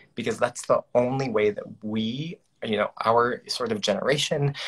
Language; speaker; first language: English; native; English